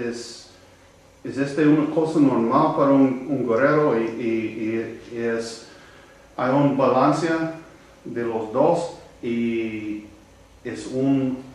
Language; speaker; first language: Spanish; non-native, learner; English